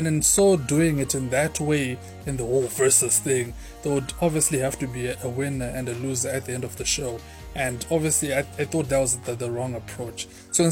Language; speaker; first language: English; non-native, local second language; Shona